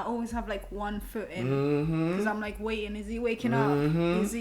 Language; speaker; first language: English; native; English